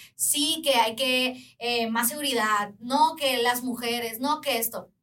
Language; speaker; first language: Spanish; native; Spanish